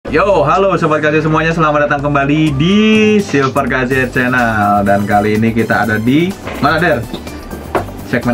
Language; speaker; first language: Indonesian; native; Indonesian